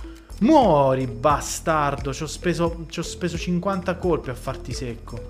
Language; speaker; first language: Italian; native; Italian